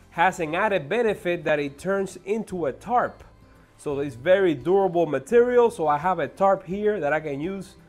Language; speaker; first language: English; native; English